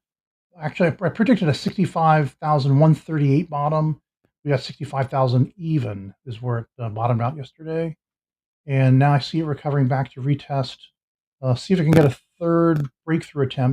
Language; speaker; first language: English; native; English